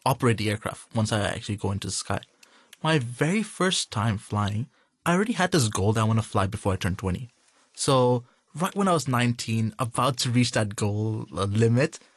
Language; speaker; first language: English; non-native, local second language; Urdu